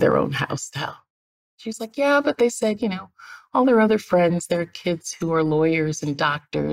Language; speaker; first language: English; native; English